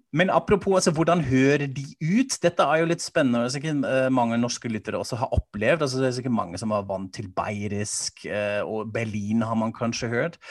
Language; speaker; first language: Norwegian; non-native, fluent; German